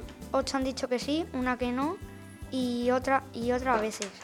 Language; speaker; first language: Spanish; native; Spanish